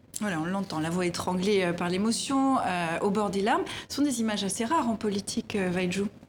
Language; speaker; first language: French; native; French